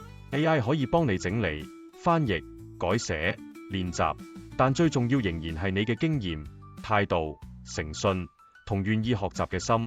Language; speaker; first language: Cantonese; native; Cantonese